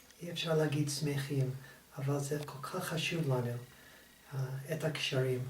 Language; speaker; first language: Hebrew; non-native, fluent; English